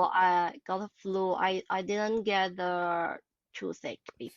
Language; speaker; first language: English; non-native, learner; Chinese